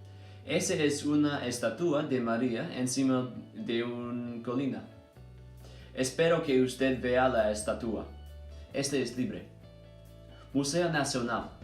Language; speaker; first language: Spanish; non-native, learner; English